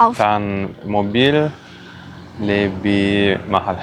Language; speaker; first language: Indonesian; non-native, learner; German